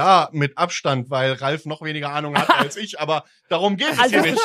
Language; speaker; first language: German; native; German